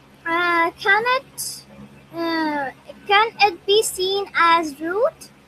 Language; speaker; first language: English; non-native, learner; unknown